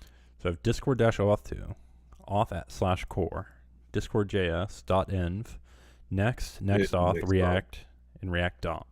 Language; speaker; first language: English; native; English